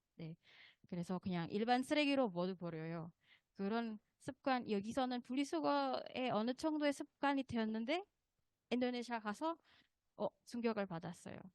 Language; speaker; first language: Korean; non-native, fluent; Indonesian